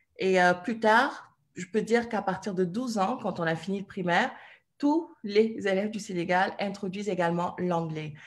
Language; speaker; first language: French; non-native, local second language; Wolof